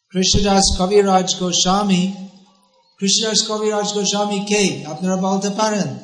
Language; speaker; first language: Bangla; non-native, fluent; English